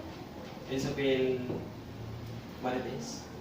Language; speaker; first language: French; non-native, learner; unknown